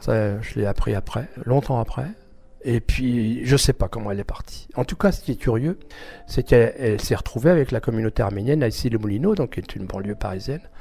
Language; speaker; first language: French; early bilingual, other home language; Armenian